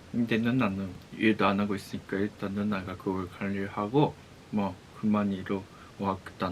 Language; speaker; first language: Korean; non-native, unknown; Japanese